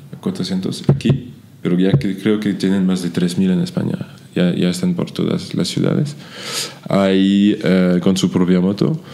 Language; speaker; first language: Spanish; non-native, fluent; French